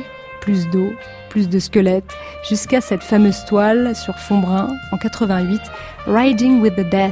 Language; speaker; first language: French; native; French